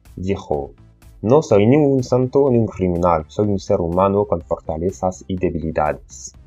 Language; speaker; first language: Spanish; non-native, fluent; French